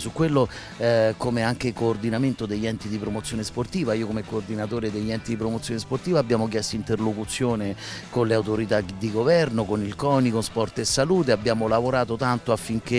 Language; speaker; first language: Italian; native; Italian